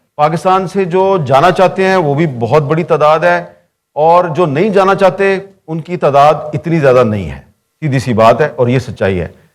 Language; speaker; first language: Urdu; native; Urdu